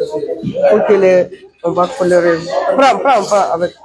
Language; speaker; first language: French; non-native, fluent; Russian